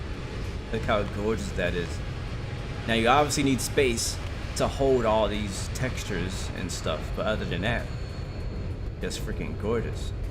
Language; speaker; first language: English; native; English